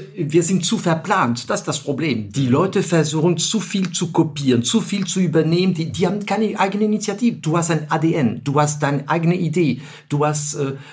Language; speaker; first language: German; non-native, fluent; French